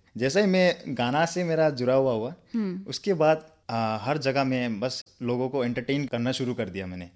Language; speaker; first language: Hindi; non-native, local second language; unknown